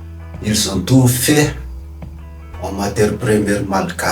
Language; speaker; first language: French; non-native, local second language; Malagasy